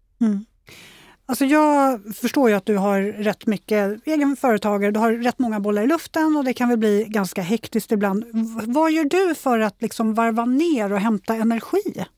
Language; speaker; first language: Swedish; native; Swedish